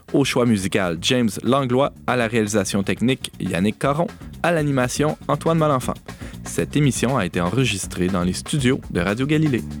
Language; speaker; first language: French; native; French